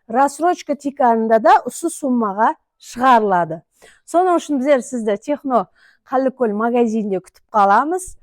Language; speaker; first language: Uzbek; non-native, local second language; Kara-Kalpak